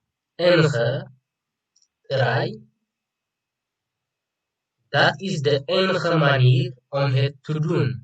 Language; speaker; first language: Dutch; non-native, fluent; Tigrinya